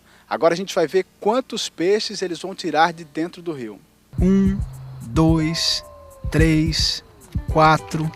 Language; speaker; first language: Portuguese; native; Portuguese